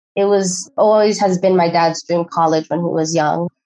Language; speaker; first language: English; early bilingual, other home language; Filipino